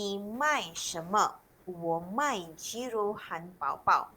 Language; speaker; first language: Chinese; non-native, local second language; Malay